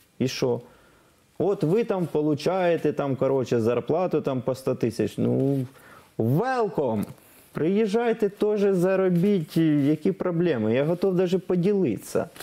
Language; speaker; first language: Ukrainian; non-native, local second language; Russian